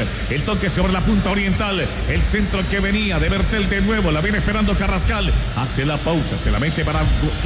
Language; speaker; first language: Spanish; native; Spanish